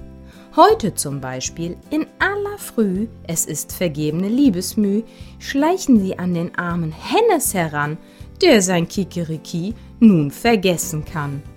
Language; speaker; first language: German; native; German